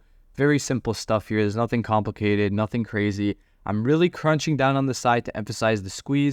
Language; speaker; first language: English; native; English